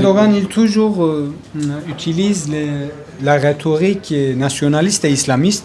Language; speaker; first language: French; non-native, learner; Kurdish